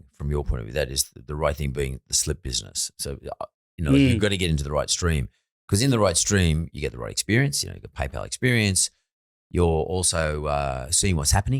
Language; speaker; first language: English; native; English